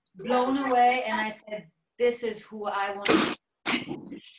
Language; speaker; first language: English; non-native, local second language; French